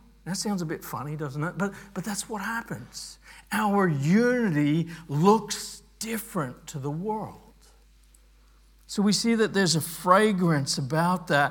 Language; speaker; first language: English; native; English